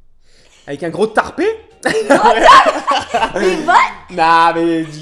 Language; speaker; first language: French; native; French